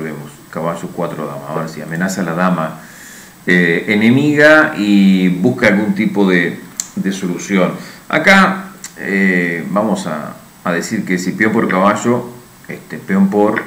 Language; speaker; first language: Spanish; native; Spanish